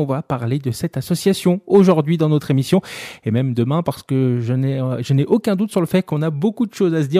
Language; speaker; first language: French; native; French